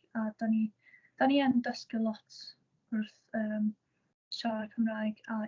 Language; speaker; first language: Welsh; non-native, local second language; English